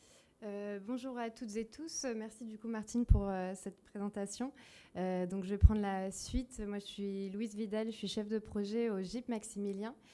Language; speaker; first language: French; native; French